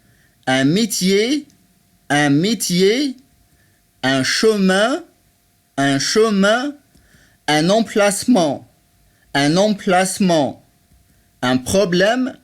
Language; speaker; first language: French; non-native, fluent; Arabic